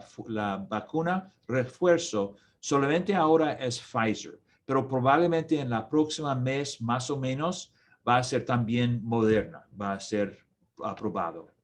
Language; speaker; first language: Spanish; non-native, learner; English